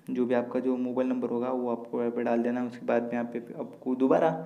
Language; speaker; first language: Hindi; non-native, local second language; Marathi